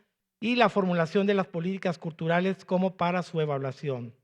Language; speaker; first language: Spanish; native; Spanish